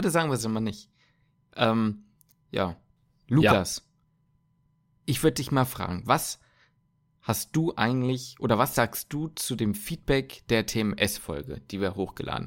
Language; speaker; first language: German; native; German